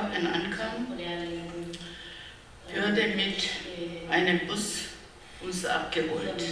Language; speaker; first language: German; non-native, fluent; Korean